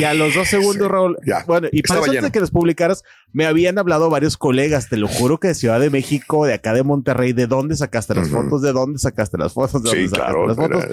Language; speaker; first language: Spanish; native; Spanish